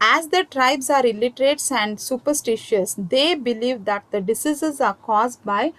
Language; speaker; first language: English; non-native, local second language; Kannada